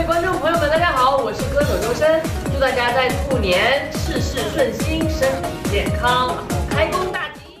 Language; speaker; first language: Chinese; native; Chinese